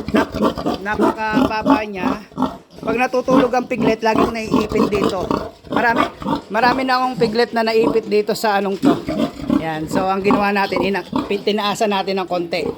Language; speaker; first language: Filipino; non-native, local second language; Cebuano